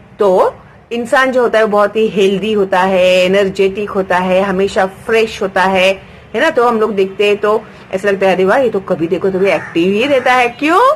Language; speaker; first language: Hindi; non-native, local second language; Marathi